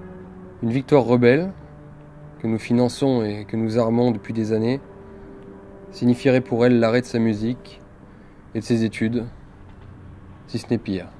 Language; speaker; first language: French; native; French